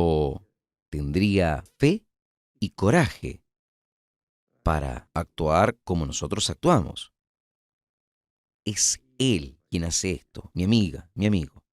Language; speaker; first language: Spanish; non-native, fluent; Portuguese